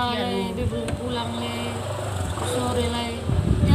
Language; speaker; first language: Indonesian; non-native, local second language; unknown